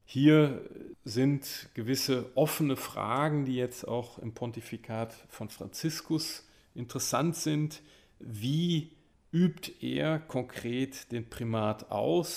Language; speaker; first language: German; native; German